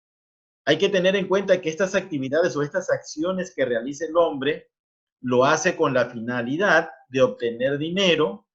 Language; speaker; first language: Spanish; native; Spanish